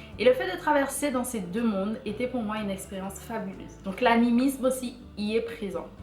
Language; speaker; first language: French; native; French